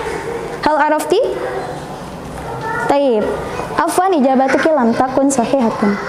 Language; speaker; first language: Arabic; non-native, fluent; Indonesian